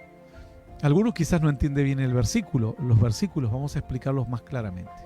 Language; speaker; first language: Spanish; native; Spanish